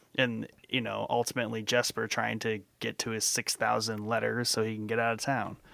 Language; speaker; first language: English; native; English